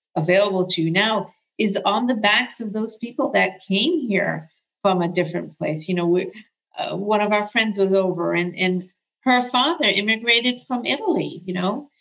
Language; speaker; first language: English; early bilingual, other home language; Arabic